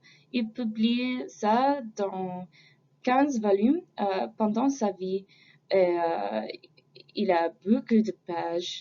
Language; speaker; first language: French; non-native, fluent; English